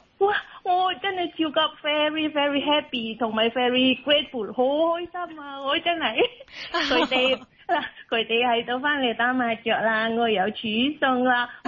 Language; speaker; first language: Cantonese; non-native, learner; Indonesian